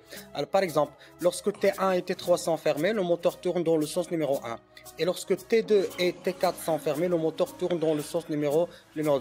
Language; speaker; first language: French; non-native, local second language; Arabic